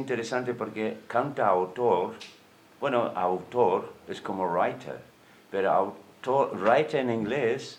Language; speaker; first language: Spanish; non-native, fluent; English